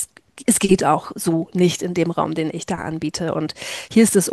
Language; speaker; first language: German; native; German